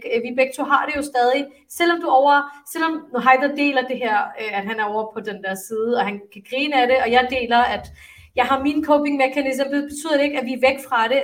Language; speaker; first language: Danish; early bilingual, other home language; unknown